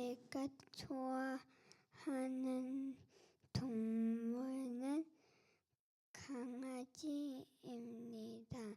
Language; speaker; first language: Korean; early bilingual, heritage; Korean